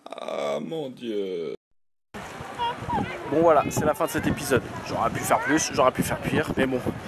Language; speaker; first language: French; native; French